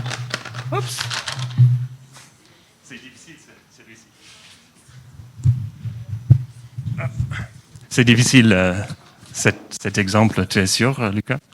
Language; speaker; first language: French; non-native, fluent; English